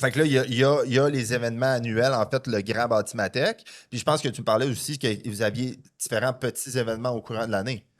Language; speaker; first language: French; native; French